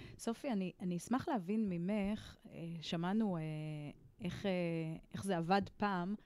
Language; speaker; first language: Hebrew; native; Hebrew